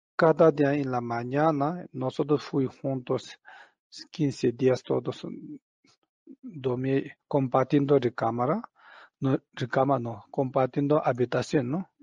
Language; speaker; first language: Spanish; non-native, learner; Tibetan